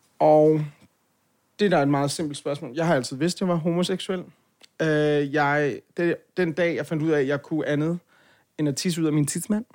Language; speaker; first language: Danish; native; Danish